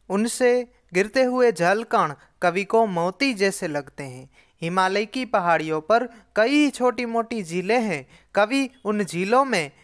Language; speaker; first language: Hindi; non-native, local second language; Gujarati